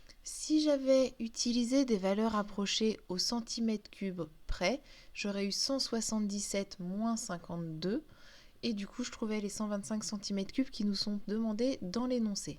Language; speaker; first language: French; native; French